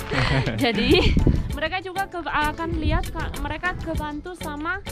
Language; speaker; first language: Indonesian; non-native, fluent; Spanish